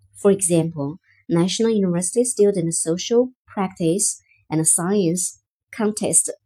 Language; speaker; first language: English; non-native, fluent; Chinese